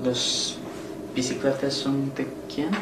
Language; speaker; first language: Spanish; non-native, learner; English